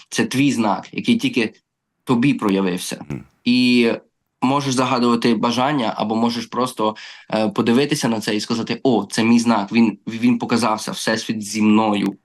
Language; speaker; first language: Ukrainian; early bilingual, heritage; Ukrainian